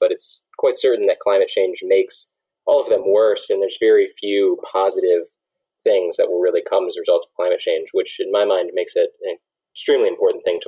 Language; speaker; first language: English; native; English